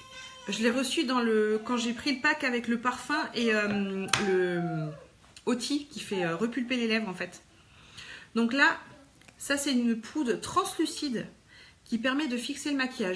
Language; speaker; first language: French; native; French